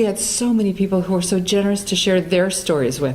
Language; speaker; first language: English; native; English